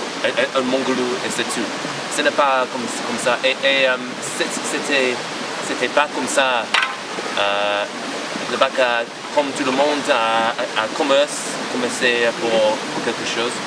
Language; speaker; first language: French; non-native, fluent; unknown